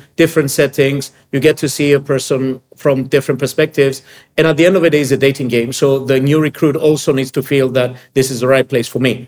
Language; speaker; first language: English; early bilingual, other home language; Greek